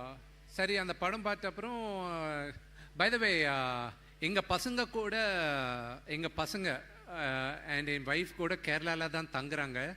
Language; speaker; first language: Tamil; non-native, local second language; Telugu